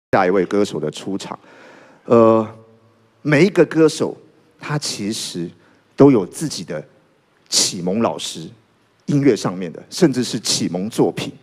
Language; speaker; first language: Chinese; native; Chinese